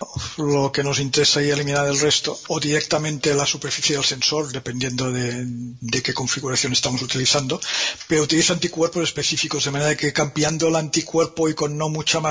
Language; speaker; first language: Spanish; native; Spanish